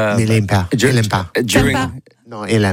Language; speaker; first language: French; non-native, learner; English